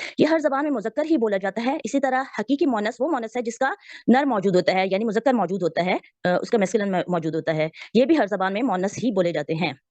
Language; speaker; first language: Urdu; native; Urdu